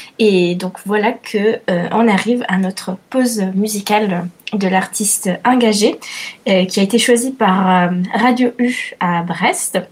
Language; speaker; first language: French; non-native, fluent; Italian